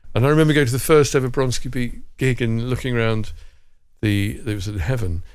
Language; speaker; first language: English; native; English